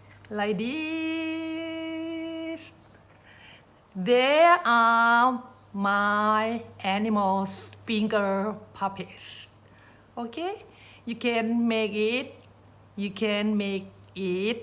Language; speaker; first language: English; non-native, learner; Thai